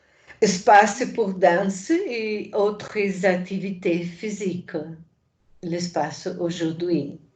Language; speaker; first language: French; non-native, fluent; Portuguese